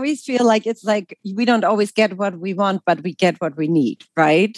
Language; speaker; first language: English; non-native, fluent; German